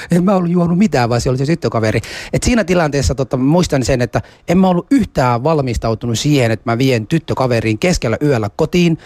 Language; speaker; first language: Finnish; early bilingual, other home language; Somali